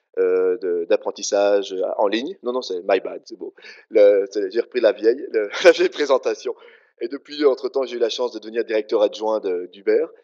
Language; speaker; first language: French; native; French